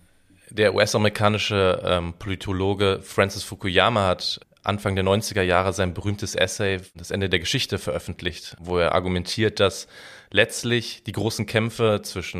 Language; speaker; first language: German; native; German